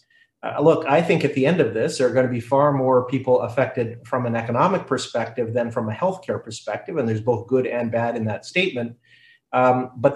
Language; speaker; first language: English; native; English